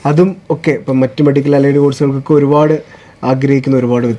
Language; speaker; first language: Malayalam; native; Malayalam